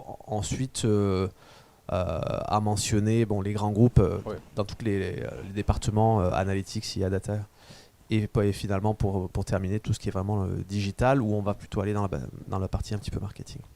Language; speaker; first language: French; native; French